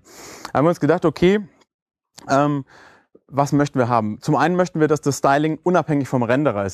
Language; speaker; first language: German; native; German